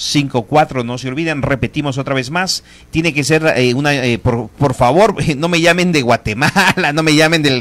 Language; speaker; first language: Spanish; native; Spanish